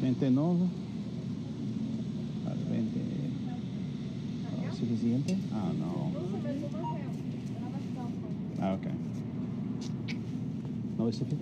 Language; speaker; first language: Spanish; non-native, learner; English